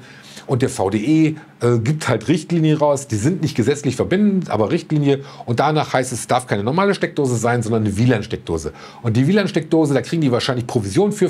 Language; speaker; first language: German; native; German